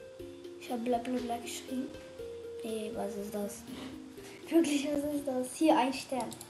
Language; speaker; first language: German; non-native, learner; Portuguese